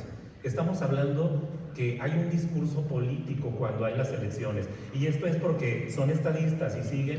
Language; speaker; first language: Spanish; native; Spanish